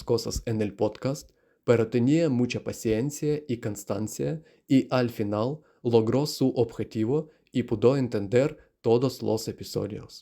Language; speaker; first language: Spanish; non-native, learner; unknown